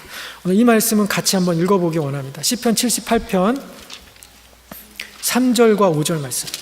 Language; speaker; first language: Korean; native; Korean